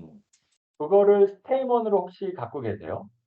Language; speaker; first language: Korean; native; Korean